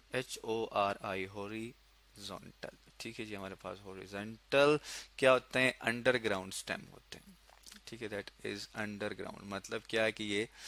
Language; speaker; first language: Urdu; native; Urdu